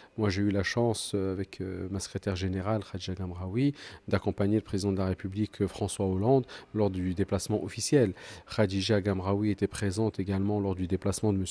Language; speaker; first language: French; early bilingual, other home language; Arabic